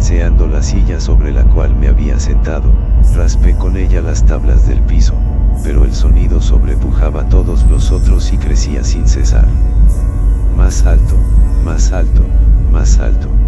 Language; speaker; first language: Spanish; native; Spanish